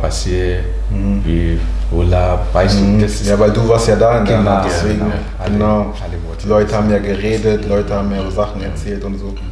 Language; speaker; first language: German; early bilingual, other home language; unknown